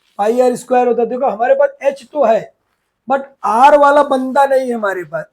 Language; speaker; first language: Hindi; non-native, local second language; Urdu